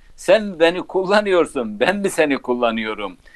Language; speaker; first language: Turkish; native; Turkish